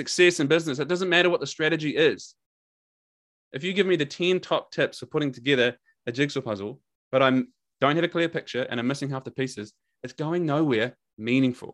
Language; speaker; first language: English; native; English